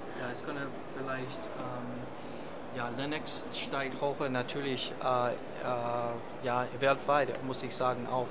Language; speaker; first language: German; non-native, learner; English